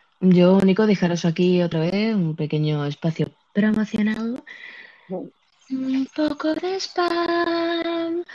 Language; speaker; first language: Spanish; native; Spanish